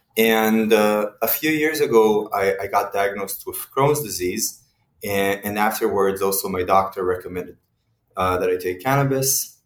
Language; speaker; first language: English; non-native, fluent; Hebrew